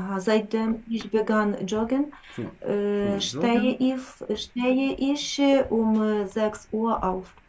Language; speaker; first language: German; non-native, learner; Ukrainian